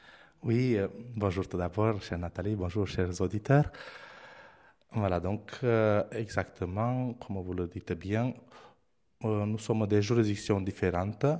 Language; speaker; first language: French; non-native, fluent; Romanian